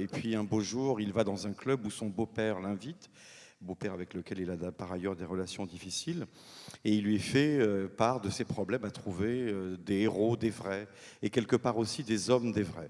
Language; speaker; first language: French; native; French